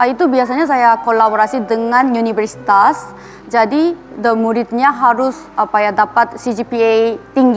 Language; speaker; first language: Indonesian; non-native, fluent; Korean